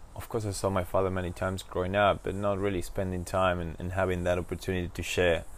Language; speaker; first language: English; non-native, fluent; Spanish